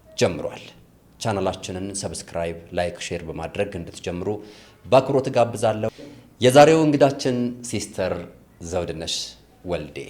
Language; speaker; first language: Amharic; native; Amharic